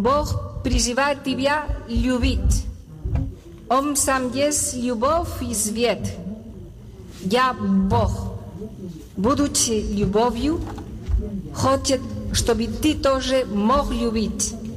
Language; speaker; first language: Russian; non-native, learner; Spanish